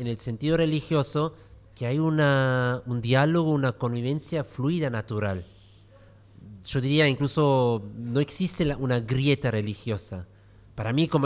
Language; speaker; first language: Spanish; non-native, fluent; German